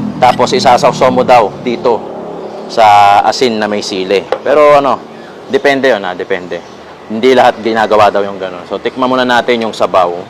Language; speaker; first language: Filipino; native; Filipino